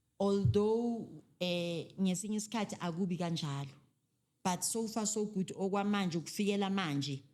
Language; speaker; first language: Zulu; non-native, local second language; Southern Sotho